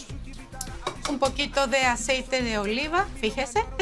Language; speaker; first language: Spanish; non-native, fluent; Greek